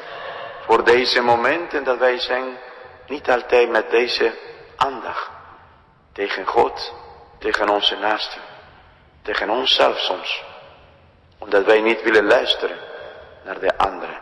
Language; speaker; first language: Dutch; non-native, fluent; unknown